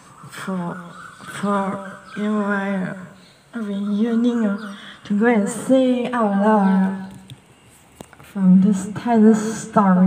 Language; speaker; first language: English; non-native, local second language; Chinese